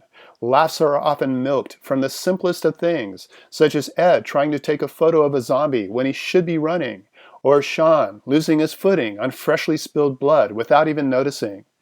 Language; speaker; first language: English; native; English